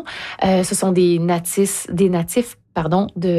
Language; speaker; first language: French; native; French